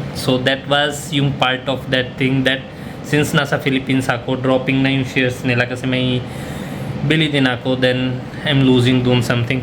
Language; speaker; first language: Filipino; non-native, learner; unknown